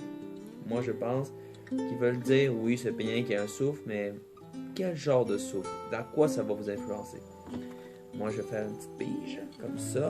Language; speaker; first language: French; native; French